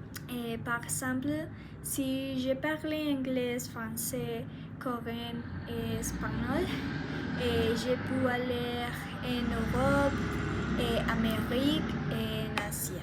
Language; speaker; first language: French; non-native, learner; Spanish